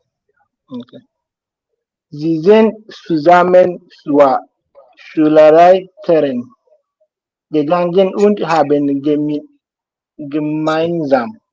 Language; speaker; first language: German; non-native, learner; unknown